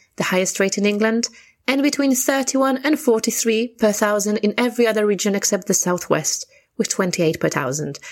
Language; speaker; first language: English; non-native, fluent; Polish